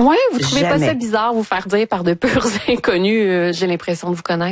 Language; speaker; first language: French; native; French